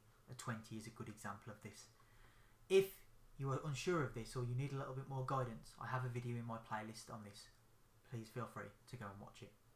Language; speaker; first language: English; native; English